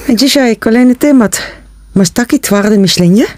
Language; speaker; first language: Polish; non-native, learner; Dutch